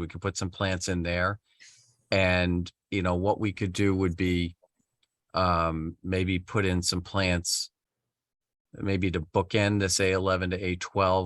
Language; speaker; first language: English; native; English